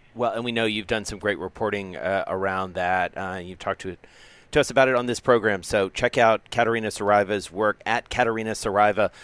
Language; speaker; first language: English; native; English